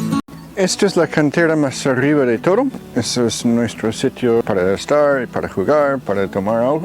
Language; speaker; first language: Spanish; non-native, fluent; English